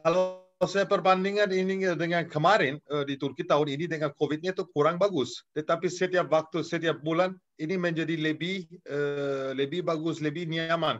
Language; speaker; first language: Indonesian; non-native, fluent; Turkish